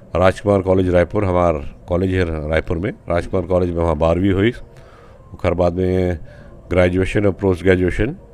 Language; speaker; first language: Hindi; native; Hindi